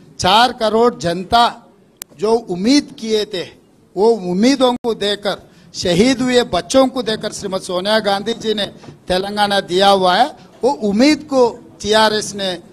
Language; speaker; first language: Hindi; non-native, local second language; Telugu